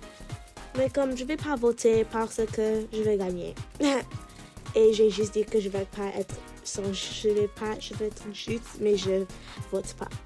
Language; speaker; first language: French; non-native, learner; English